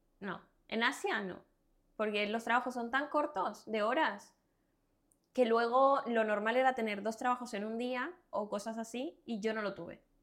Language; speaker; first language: Spanish; native; Spanish